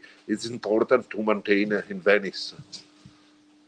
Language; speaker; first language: English; non-native, learner; Italian